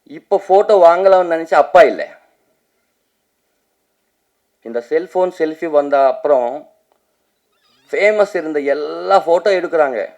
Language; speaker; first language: Tamil; non-native, learner; Telugu